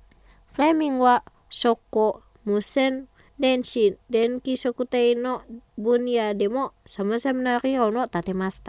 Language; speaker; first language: Japanese; non-native, fluent; Indonesian